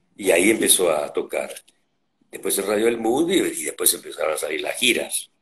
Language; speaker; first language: Spanish; native; Spanish